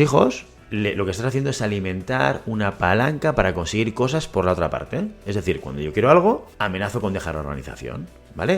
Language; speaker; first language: Spanish; native; Spanish